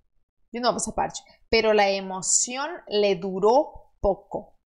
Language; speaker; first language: Spanish; non-native, fluent; Portuguese